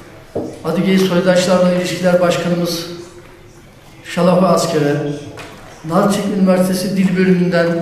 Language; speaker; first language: Turkish; native; Turkish